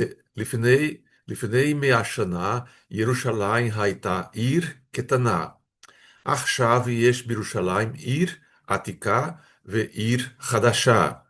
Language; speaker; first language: Hebrew; non-native, fluent; Portuguese